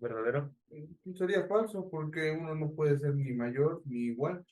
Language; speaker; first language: Spanish; native; Spanish